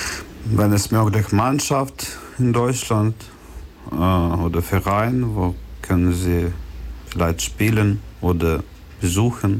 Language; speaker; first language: German; non-native, learner; Ukrainian